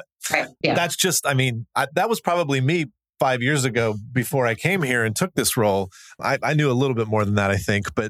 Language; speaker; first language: English; native; English